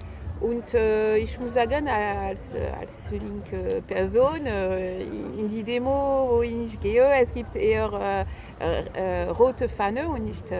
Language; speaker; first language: German; non-native, fluent; French